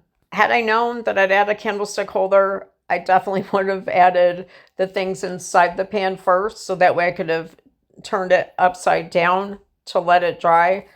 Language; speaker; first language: English; native; English